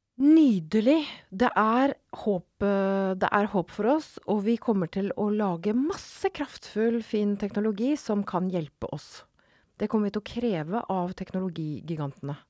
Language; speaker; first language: Norwegian; native; Norwegian